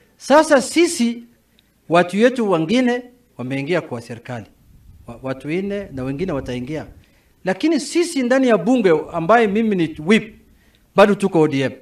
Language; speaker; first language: Swahili; non-native, local second language; Somali